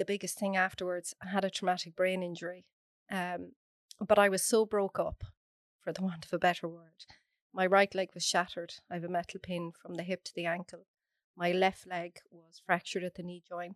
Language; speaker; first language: English; native; English